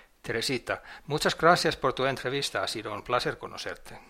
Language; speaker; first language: Spanish; non-native, fluent; English